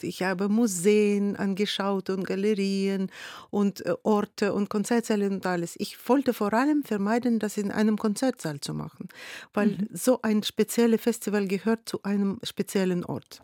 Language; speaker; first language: German; non-native, fluent; Russian